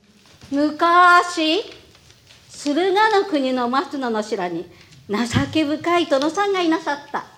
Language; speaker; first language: Japanese; native; Japanese